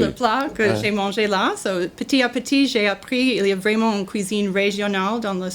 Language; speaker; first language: French; non-native, learner; English